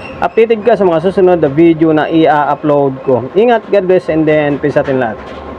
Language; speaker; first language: Filipino; native; Filipino